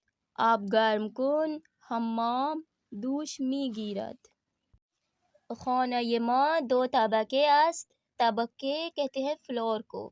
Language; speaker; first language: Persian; non-native, fluent; Urdu